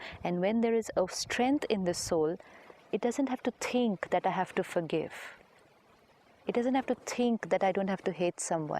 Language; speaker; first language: English; non-native, local second language; Hindi